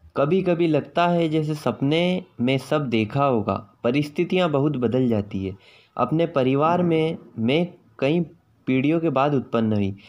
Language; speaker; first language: Hindi; native; Hindi